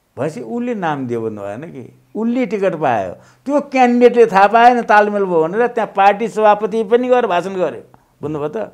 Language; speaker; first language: Nepali; native; Nepali